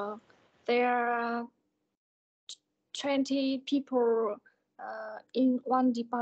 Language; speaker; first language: English; non-native, learner; Vietnamese